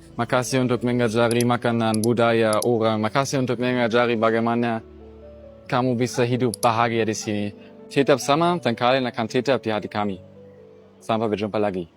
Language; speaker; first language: Indonesian; non-native, learner; German